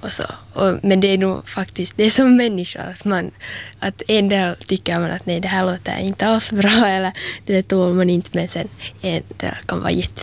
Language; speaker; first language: Swedish; native; Swedish